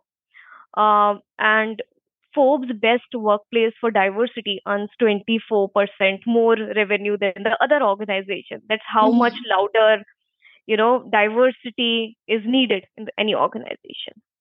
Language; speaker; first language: English; non-native, local second language; Hindi